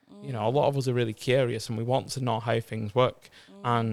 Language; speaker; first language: English; native; English